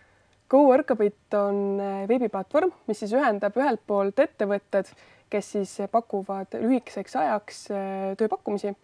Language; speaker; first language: Estonian; native; Estonian